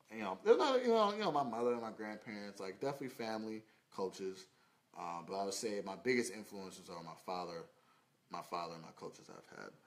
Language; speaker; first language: English; native; English